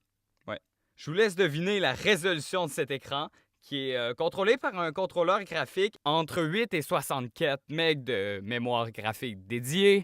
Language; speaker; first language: French; native; French